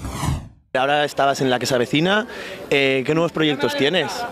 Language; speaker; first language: Spanish; native; Spanish